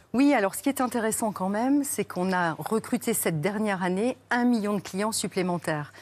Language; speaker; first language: French; native; French